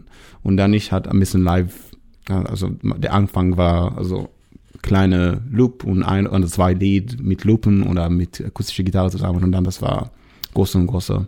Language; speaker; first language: German; non-native, learner; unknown